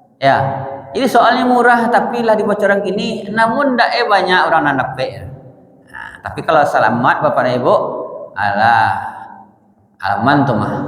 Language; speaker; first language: Malay; non-native, local second language; Minangkabau